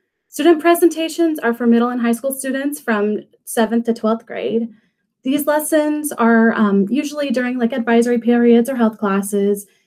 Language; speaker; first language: English; native; English